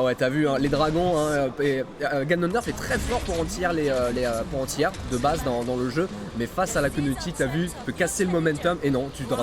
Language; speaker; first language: French; native; French